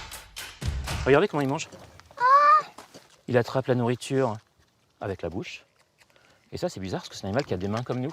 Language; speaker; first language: French; native; French